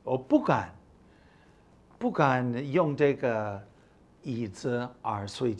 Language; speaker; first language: Chinese; non-native, fluent; English